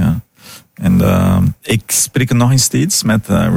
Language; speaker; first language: Dutch; non-native, fluent; Portuguese